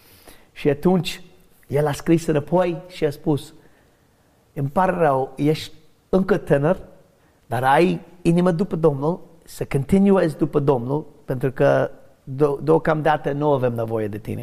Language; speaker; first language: Romanian; non-native, learner; English